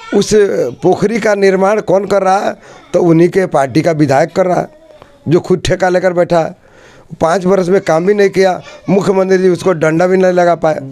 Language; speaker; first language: Hindi; non-native, local second language; Bhojpuri